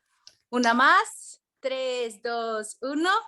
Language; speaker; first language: Spanish; non-native, fluent; Portuguese